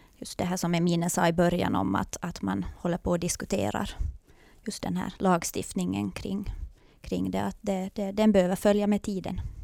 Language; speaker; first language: Swedish; native; Swedish